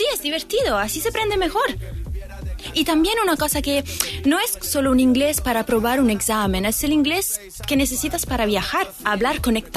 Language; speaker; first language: Spanish; non-native, fluent; Italian